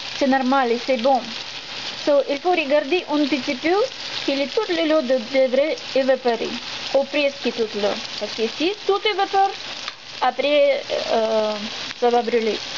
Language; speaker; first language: French; non-native, learner; Russian